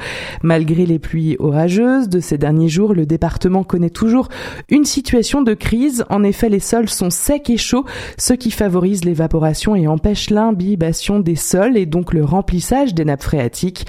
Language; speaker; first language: French; native; French